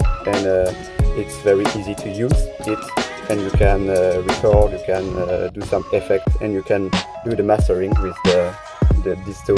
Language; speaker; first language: English; non-native, learner; French